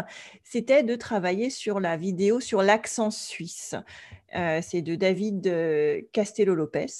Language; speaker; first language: French; native; French